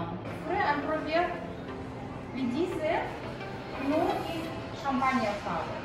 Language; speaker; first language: German; non-native, fluent; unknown